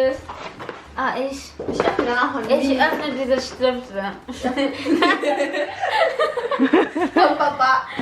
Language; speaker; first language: German; early bilingual, other home language; Filipino